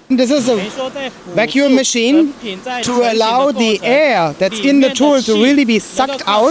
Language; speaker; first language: English; non-native, fluent; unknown